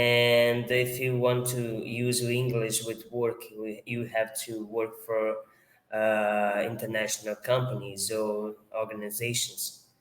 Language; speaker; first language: English; non-native, fluent; Portuguese